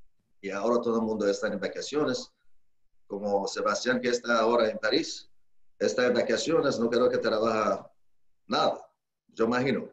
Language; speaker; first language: Spanish; non-native, learner; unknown